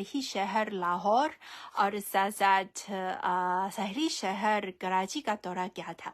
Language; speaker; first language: Urdu; non-native, fluent; Chinese